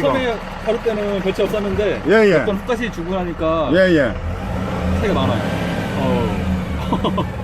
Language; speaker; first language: Korean; native; Korean